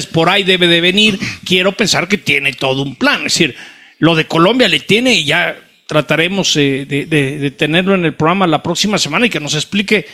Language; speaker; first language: Spanish; native; Spanish